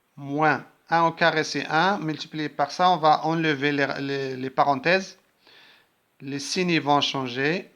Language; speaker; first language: French; non-native, local second language; Arabic